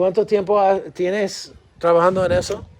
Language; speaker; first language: Spanish; non-native, learner; English